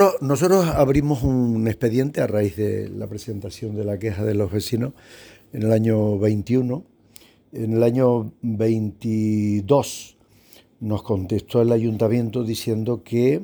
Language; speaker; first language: Spanish; native; Spanish